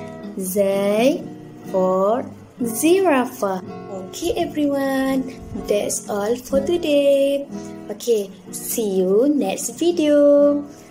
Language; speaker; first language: English; non-native, local second language; Malay